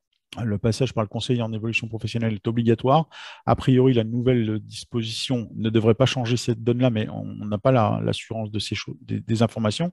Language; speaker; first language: French; native; French